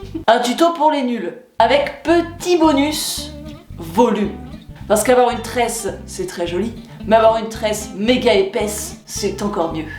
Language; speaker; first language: French; native; French